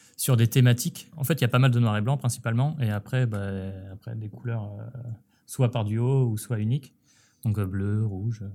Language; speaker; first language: French; native; French